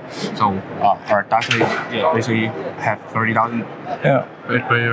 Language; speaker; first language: English; non-native, fluent; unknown